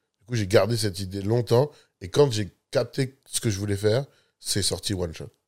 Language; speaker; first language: French; native; French